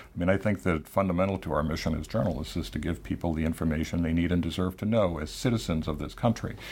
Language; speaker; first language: English; native; English